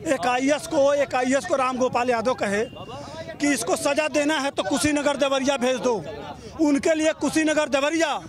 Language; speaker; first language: Hindi; native; Hindi